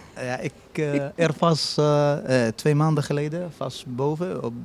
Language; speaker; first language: Dutch; non-native, learner; Arabic